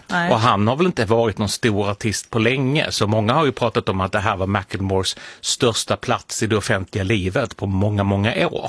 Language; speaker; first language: Swedish; native; Swedish